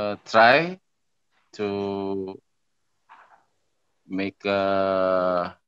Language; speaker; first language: English; non-native, learner; Indonesian